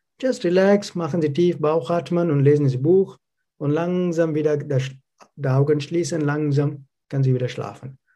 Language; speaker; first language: German; non-native, learner; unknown